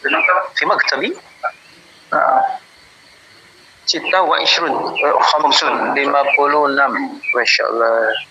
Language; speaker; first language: Arabic; non-native, fluent; Indonesian